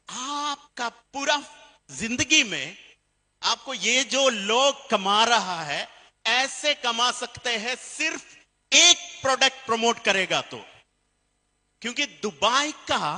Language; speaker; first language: Hindi; non-native, fluent; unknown